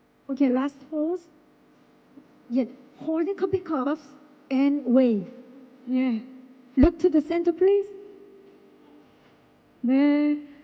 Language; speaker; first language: English; non-native, learner; Korean